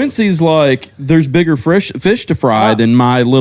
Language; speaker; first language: English; native; English